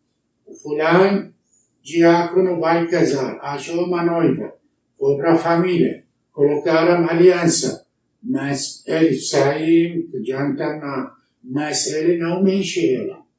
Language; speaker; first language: Portuguese; non-native, learner; Arabic